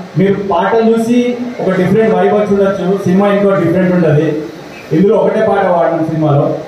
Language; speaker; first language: Telugu; early bilingual, heritage; Telugu